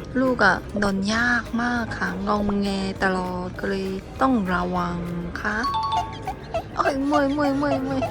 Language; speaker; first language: Thai; non-native, fluent; Korean